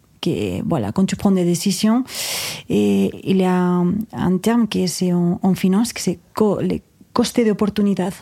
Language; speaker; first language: French; non-native, fluent; Spanish